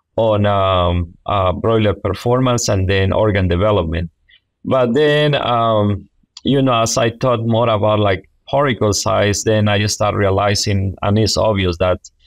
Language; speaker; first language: English; non-native, fluent; Spanish